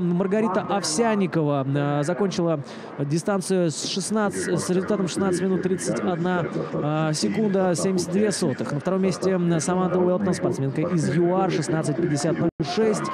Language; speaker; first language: Russian; native; Russian